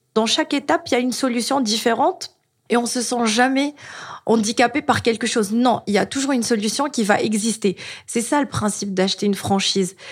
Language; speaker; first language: French; non-native, local second language; Arabic